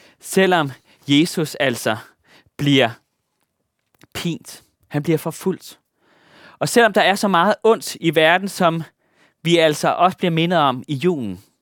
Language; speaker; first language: Danish; native; Danish